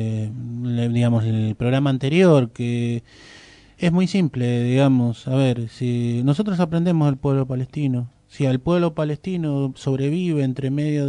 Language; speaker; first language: Spanish; native; Spanish